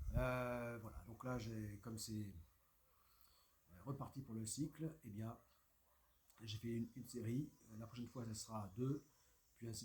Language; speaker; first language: French; native; French